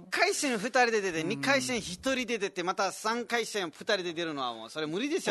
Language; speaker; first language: Japanese; non-native, fluent; Nepali